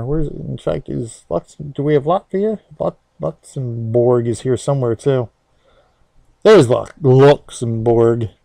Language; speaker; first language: English; native; English